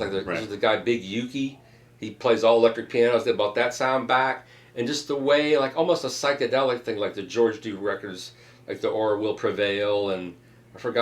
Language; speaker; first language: English; native; English